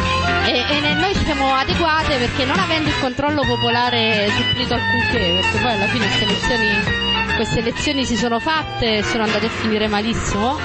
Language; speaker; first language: Italian; native; Italian